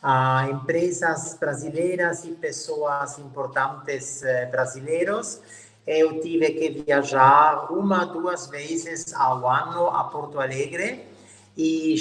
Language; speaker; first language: Portuguese; non-native, fluent; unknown